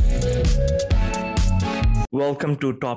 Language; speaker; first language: English; non-native, fluent; Nepali